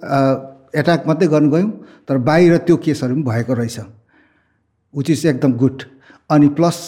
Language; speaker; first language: Nepali; native; Nepali